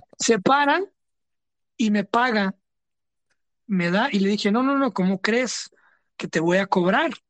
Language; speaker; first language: Spanish; early bilingual, heritage; Spanish